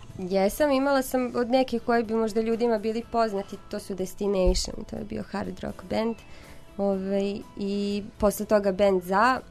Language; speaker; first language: Serbian; native; Serbian